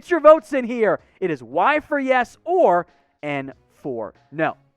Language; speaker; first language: English; native; English